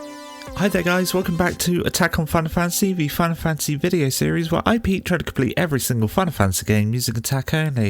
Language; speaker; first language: English; native; English